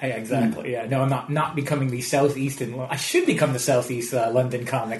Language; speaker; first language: English; native; English